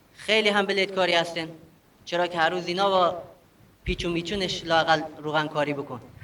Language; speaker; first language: Persian; native; Persian